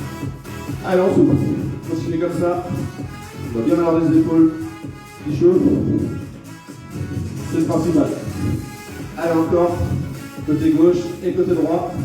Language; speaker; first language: French; native; French